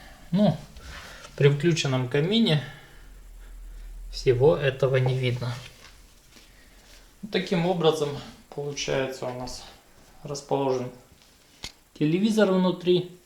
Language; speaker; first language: Russian; native; Russian